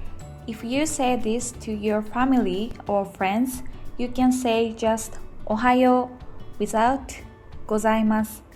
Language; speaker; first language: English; non-native, fluent; Japanese